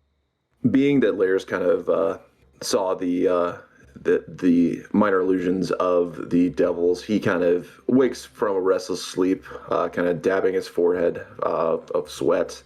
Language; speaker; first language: English; native; English